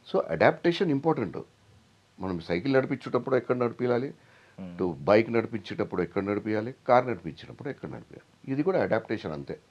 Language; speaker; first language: Telugu; non-native, local second language; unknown